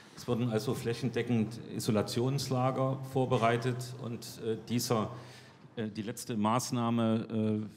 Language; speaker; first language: German; native; German